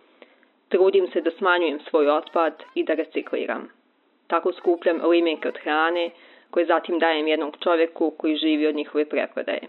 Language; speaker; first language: Bosnian; native; Bosnian